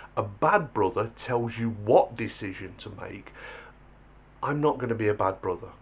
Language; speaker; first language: English; native; English